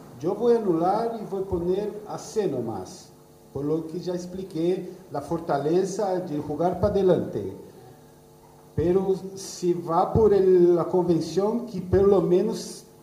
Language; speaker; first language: Spanish; non-native, fluent; Portuguese